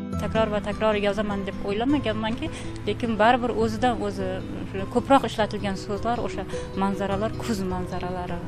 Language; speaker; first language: Uzbek; non-native, local second language; Kazakh